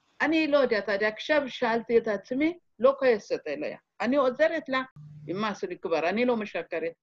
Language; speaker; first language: Hebrew; non-native, fluent; Amharic